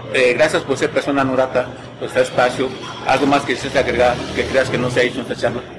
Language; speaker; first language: Spanish; native; Spanish